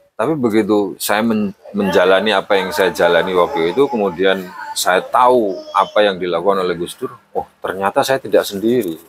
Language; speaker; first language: Indonesian; native; Indonesian